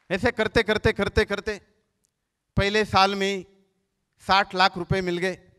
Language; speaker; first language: Hindi; non-native, local second language; Marathi